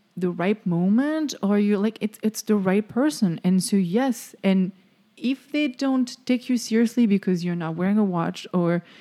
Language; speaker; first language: English; non-native, fluent; French